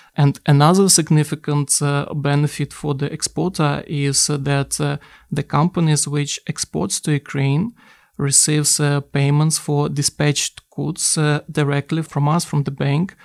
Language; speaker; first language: English; non-native, fluent; Ukrainian